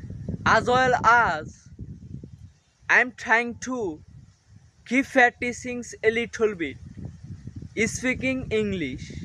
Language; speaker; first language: English; non-native, learner; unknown